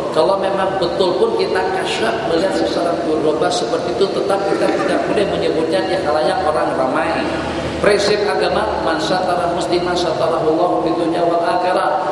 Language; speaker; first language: Indonesian; non-native, local second language; Banjar